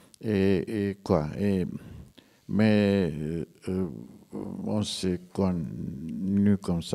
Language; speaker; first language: French; non-native, fluent; Romanian